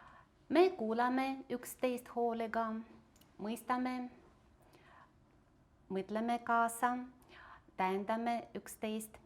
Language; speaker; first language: Estonian; non-native, local second language; Russian